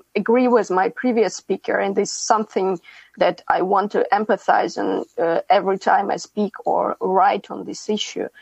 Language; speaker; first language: English; non-native, fluent; Ukrainian